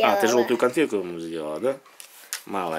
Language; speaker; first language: Russian; native; Russian